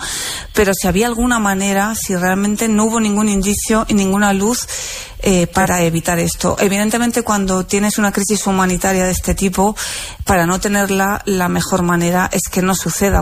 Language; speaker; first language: Spanish; native; Spanish